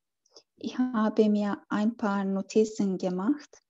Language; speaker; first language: German; non-native, learner; Turkish